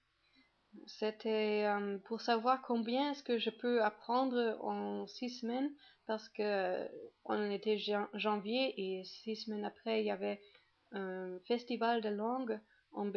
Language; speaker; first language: French; non-native, fluent; German